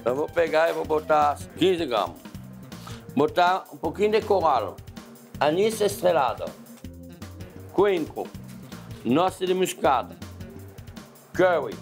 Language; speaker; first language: Portuguese; non-native, fluent; French